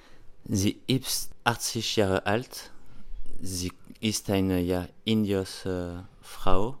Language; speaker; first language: German; non-native, learner; French